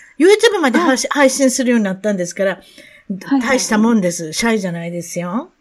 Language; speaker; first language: Japanese; native; Japanese